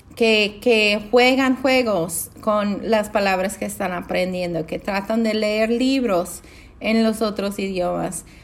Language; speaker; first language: Spanish; non-native, fluent; English